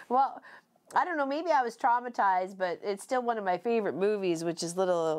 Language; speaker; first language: English; native; English